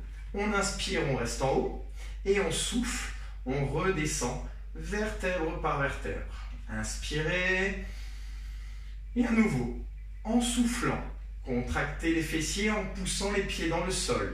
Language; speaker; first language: French; native; French